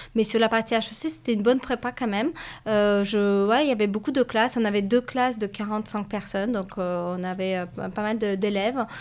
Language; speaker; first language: French; non-native, fluent; Russian